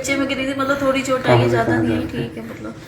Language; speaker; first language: Hindi; non-native, local second language; Punjabi